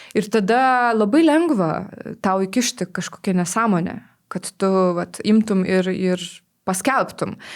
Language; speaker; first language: Lithuanian; non-native, local second language; Polish